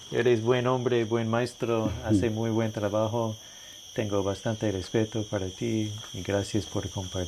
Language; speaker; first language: Spanish; non-native, fluent; English